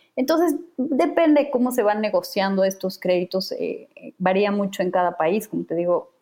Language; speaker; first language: Spanish; native; Spanish